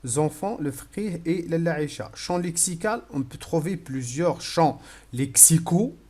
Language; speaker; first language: French; non-native, local second language; Arabic